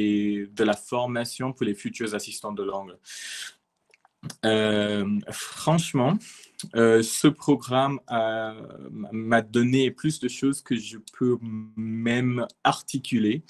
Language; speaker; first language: French; non-native, fluent; English